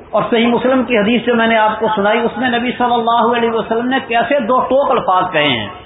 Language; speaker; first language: Urdu; non-native, local second language; Punjabi